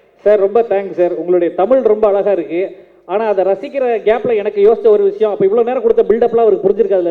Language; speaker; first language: Tamil; native; Tamil